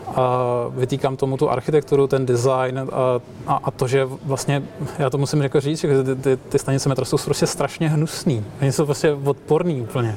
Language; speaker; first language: Czech; native; Czech